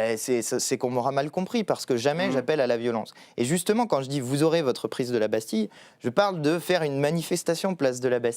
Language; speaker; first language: French; native; French